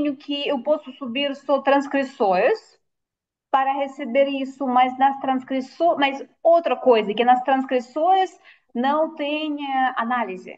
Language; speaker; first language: Portuguese; non-native, fluent; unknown